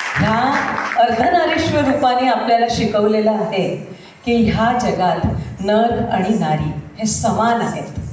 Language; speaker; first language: Marathi; non-native, local second language; Gujarati